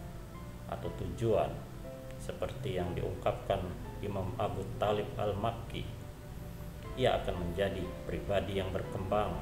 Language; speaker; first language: Indonesian; native; Indonesian